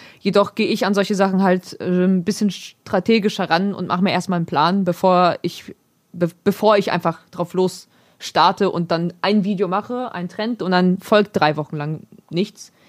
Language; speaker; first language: German; early bilingual, other home language; Polish